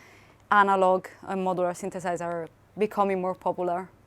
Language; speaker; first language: English; non-native, fluent; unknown